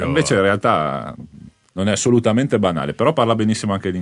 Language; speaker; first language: Italian; native; Italian